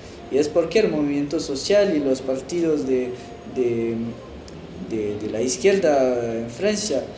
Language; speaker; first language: Spanish; non-native, fluent; French